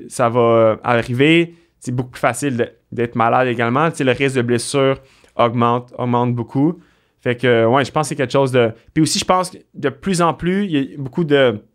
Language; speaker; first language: French; native; French